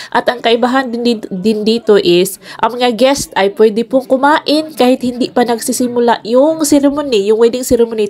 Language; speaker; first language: Filipino; non-native, local second language; Cebuano